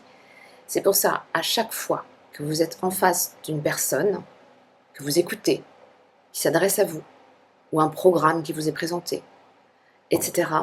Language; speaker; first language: French; native; French